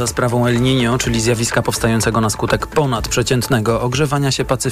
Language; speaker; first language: Polish; native; Polish